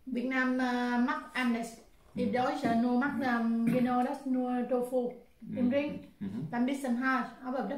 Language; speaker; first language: German; non-native, learner; Vietnamese